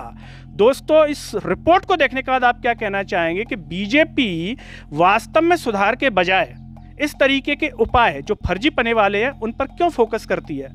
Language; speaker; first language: Hindi; native; Hindi